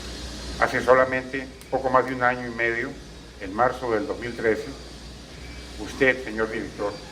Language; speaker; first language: Spanish; native; Spanish